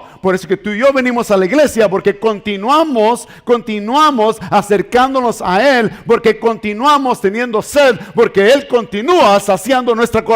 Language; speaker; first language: Spanish; native; Spanish